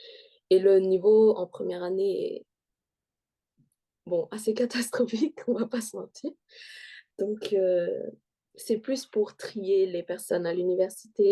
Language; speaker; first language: French; early bilingual, heritage; French